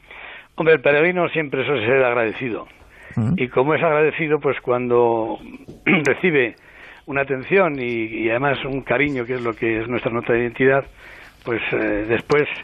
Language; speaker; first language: Spanish; native; Spanish